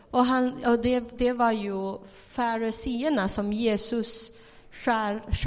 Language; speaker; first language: Swedish; non-native, fluent; Chinese